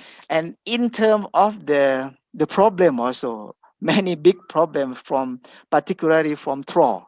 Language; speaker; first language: English; non-native, fluent; Thai